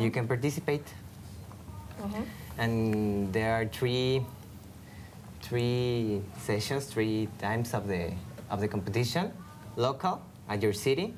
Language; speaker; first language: English; non-native, fluent; Spanish